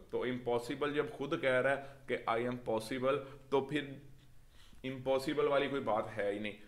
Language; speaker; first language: Urdu; native; Urdu